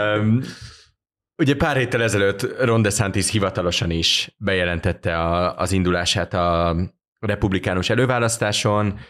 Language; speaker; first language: Hungarian; native; Hungarian